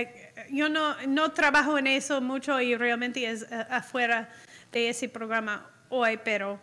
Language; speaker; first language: Spanish; non-native, fluent; English